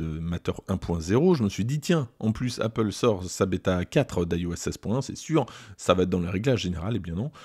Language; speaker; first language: French; native; French